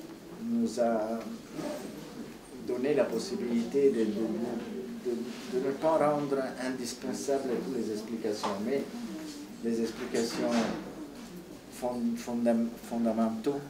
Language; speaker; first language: French; non-native, fluent; Italian